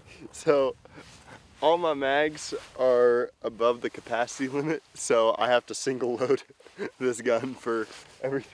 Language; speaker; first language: English; native; English